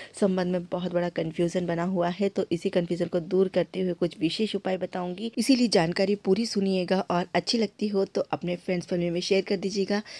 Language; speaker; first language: Hindi; native; Hindi